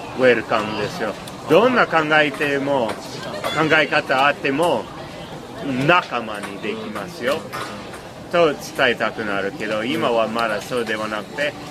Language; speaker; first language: Japanese; non-native, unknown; English